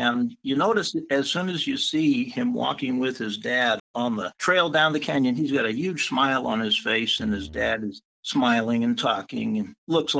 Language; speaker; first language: English; native; English